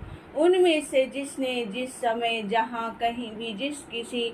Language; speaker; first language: Hindi; native; Hindi